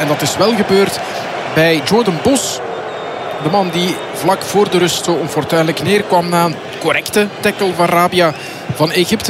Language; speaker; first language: Dutch; native; Dutch